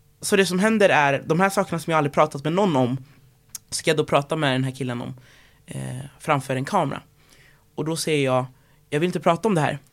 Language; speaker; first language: Swedish; early bilingual, other home language; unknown